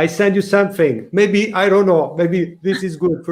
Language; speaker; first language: English; non-native, learner; French